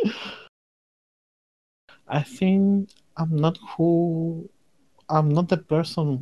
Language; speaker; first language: English; non-native, learner; Spanish